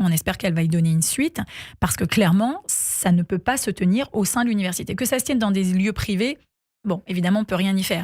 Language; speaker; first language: French; native; French